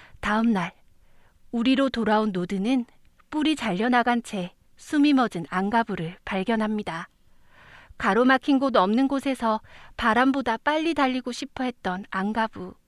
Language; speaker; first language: Korean; native; Korean